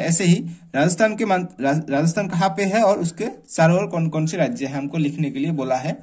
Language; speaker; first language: Hindi; non-native, local second language; Assamese